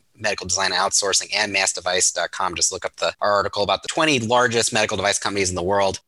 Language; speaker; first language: English; native; English